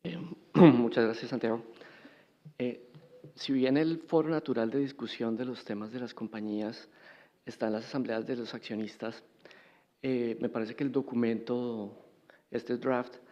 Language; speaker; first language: Spanish; native; Spanish